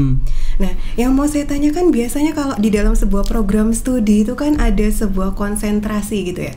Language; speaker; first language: Indonesian; native; Indonesian